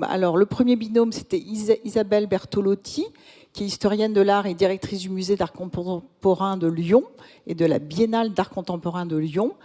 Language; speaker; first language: French; native; French